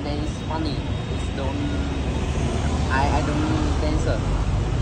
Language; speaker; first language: English; non-native, learner; Vietnamese